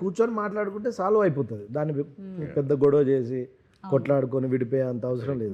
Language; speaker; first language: Telugu; native; Telugu